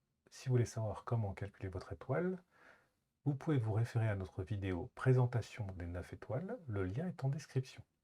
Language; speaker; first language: French; native; French